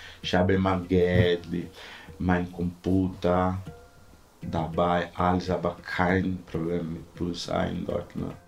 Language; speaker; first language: German; non-native, learner; Portuguese